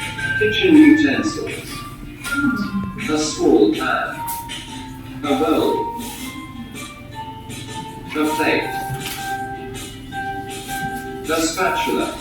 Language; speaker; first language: English; non-native, learner; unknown